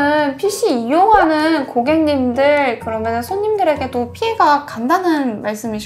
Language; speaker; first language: Korean; native; Korean